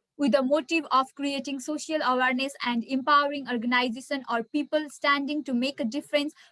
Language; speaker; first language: English; non-native, local second language; Nepali